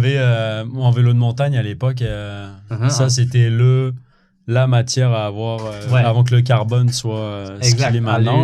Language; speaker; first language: French; native; French